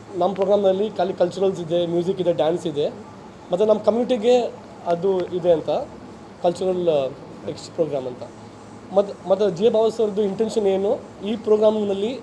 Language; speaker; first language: Kannada; non-native, local second language; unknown